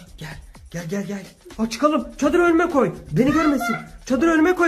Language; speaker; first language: Turkish; native; Turkish